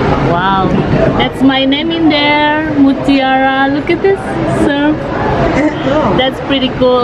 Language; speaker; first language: English; non-native, fluent; Indonesian